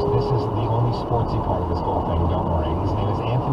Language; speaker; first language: English; native; English